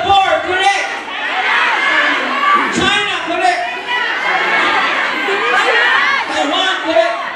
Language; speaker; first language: English; non-native, local second language; Filipino